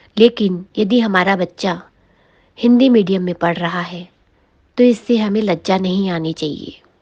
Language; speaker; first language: Hindi; native; Hindi